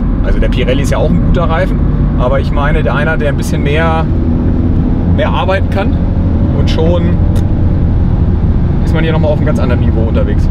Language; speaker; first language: German; native; German